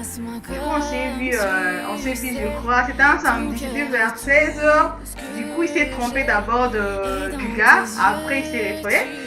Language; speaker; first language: French; non-native, local second language; Lingala